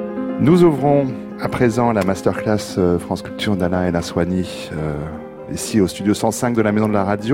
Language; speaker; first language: French; native; French